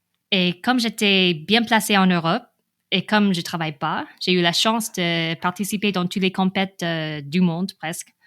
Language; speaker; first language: French; non-native, fluent; English